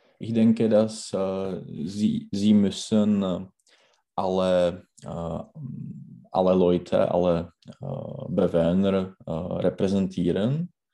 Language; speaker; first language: German; non-native, learner; Czech